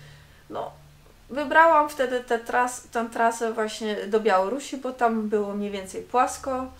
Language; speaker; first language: Polish; non-native, fluent; Dutch